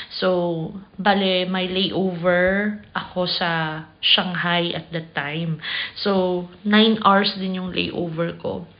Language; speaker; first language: Filipino; non-native, local second language; Cebuano